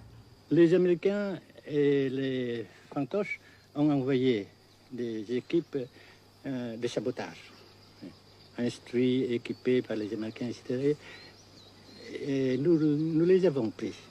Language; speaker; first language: French; non-native, local second language; Vietnamese